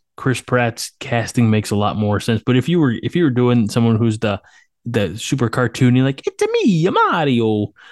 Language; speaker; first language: English; early bilingual, other home language; Slovak